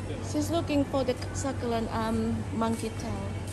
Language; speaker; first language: English; non-native, fluent; Indonesian